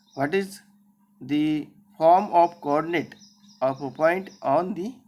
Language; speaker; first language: English; non-native, local second language; Marathi